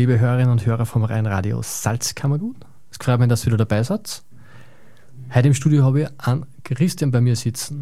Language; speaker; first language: German; native; German